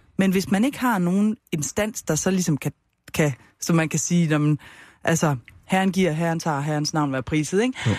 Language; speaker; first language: Danish; native; Danish